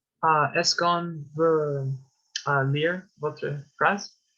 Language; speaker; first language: French; non-native, learner; English